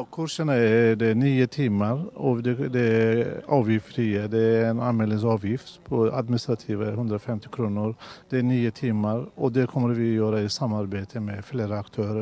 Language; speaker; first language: Swedish; non-native, fluent; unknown